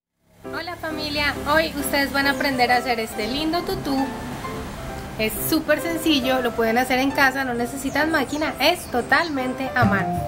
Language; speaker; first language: Spanish; native; Spanish